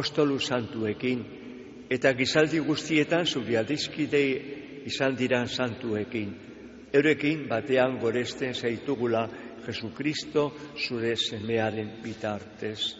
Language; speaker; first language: Basque; native; Basque